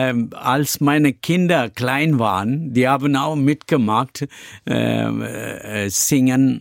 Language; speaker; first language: German; non-native, learner; Tamil